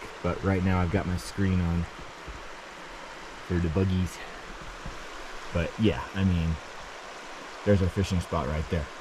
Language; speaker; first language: English; native; English